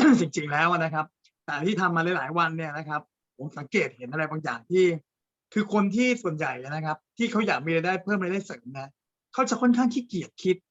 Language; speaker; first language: Thai; native; Thai